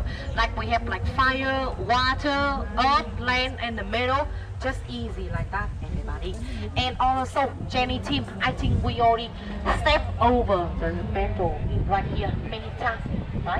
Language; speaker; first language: English; non-native, learner; Vietnamese